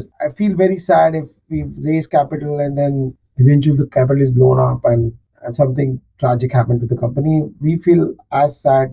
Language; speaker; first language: English; non-native, local second language; Marathi